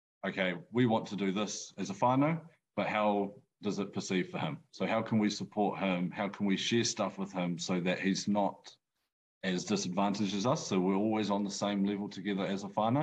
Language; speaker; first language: English; native; English